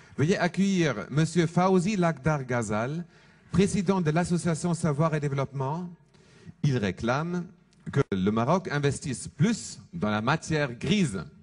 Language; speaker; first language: French; non-native, fluent; German